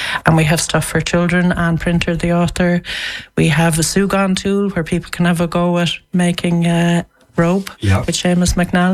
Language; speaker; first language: English; native; English